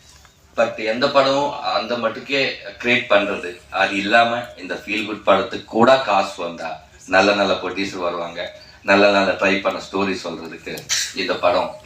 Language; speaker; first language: Tamil; non-native, learner; Telugu